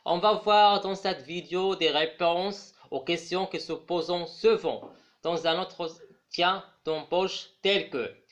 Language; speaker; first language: French; non-native, local second language; Arabic